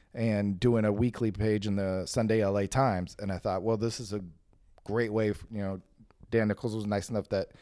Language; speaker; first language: English; native; English